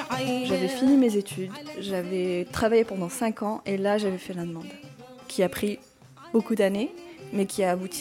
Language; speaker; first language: French; non-native, local second language; Arabic